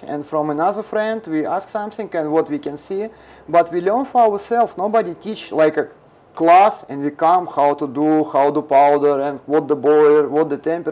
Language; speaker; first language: English; non-native, learner; Russian